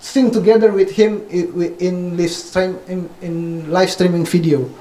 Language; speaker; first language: English; non-native, fluent; Indonesian